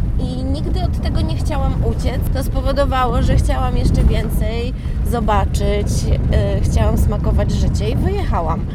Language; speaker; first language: Polish; native; Polish